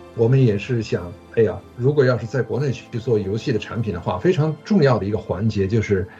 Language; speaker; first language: Chinese; early bilingual, other home language; Japanese